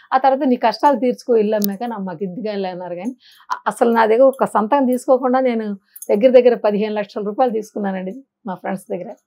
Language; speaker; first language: Telugu; native; Telugu